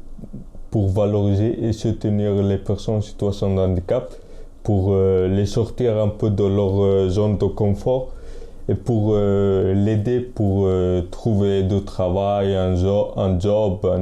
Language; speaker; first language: French; non-native, fluent; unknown